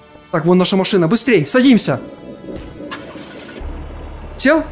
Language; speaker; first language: Russian; native; Russian